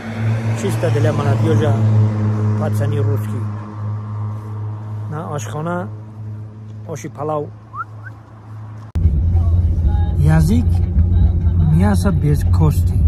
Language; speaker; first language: Russian; non-native, learner; Tajik